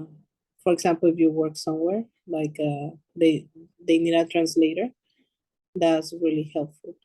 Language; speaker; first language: English; early bilingual, other home language; Spanish